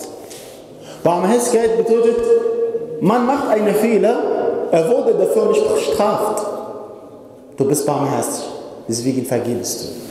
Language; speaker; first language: German; non-native, fluent; Arabic